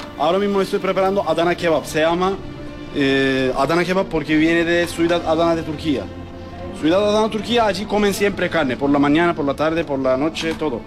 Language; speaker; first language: Spanish; non-native, learner; Turkish